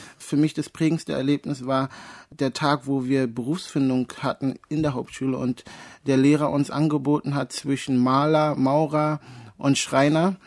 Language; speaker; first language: German; early bilingual, other home language; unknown